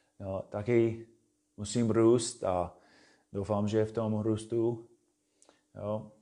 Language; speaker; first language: Czech; non-native, fluent; English